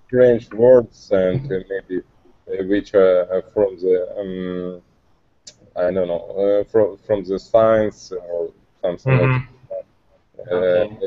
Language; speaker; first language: English; non-native, learner; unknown